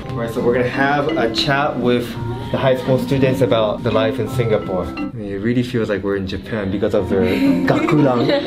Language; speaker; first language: English; non-native, fluent; Japanese